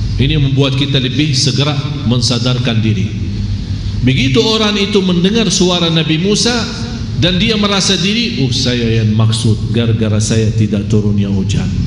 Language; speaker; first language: Malay; non-native, fluent; Arabic